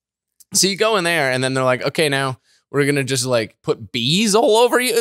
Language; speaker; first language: English; native; English